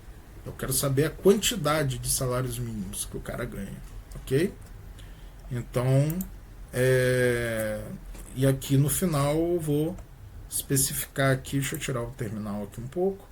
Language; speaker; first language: Portuguese; native; Portuguese